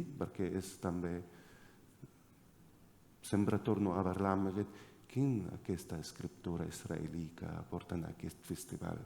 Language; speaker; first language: Catalan; non-native, fluent; Arabic